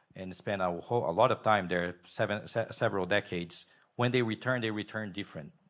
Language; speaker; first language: English; non-native, fluent; Portuguese